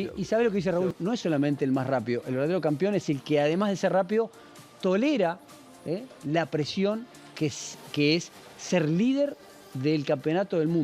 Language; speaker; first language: Spanish; native; Spanish